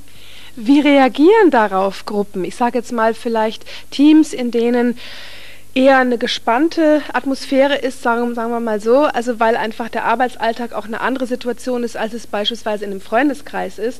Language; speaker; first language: German; native; German